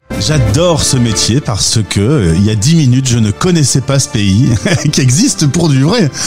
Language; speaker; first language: French; native; French